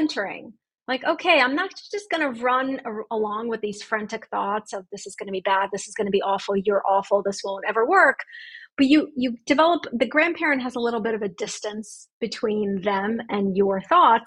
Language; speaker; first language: English; early bilingual, other home language; Russian